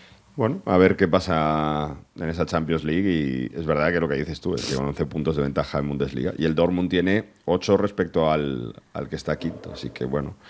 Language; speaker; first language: Spanish; native; Spanish